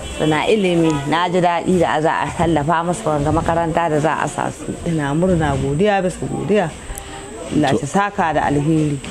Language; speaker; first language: Hausa; native; Hausa